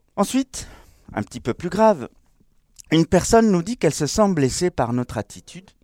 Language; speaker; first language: French; non-native, fluent; Spanish